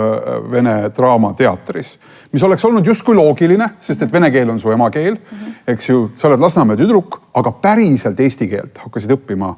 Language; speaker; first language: Estonian; native; Estonian